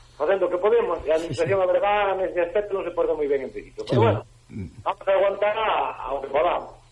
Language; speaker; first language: Galician; native; Galician